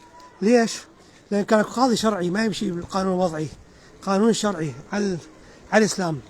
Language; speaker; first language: Arabic; native; Arabic